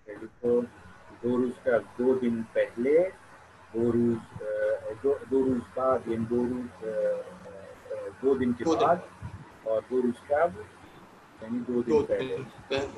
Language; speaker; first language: Persian; non-native, fluent; Urdu